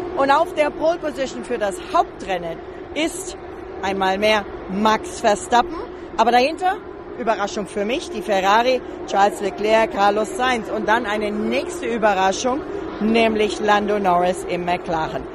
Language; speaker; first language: German; native; German